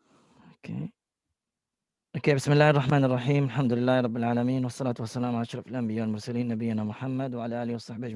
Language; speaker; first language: Arabic; non-native, fluent; English